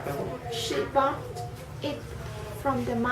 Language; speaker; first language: English; non-native, learner; Vietnamese